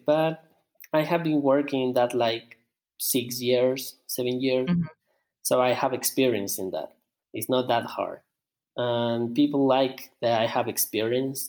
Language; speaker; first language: English; non-native, learner; Spanish